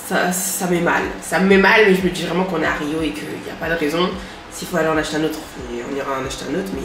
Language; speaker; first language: French; native; French